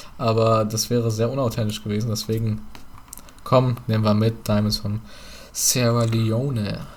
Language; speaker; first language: German; early bilingual, other home language; Turkish